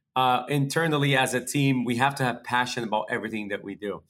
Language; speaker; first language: English; early bilingual, other home language; Portuguese